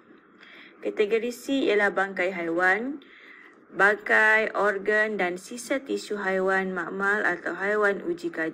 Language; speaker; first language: Malay; native; Malay